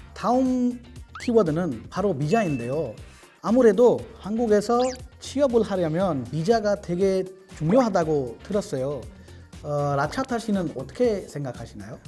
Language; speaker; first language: Korean; non-native, fluent; Hindi